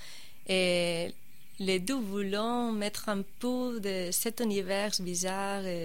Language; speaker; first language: French; non-native, fluent; Spanish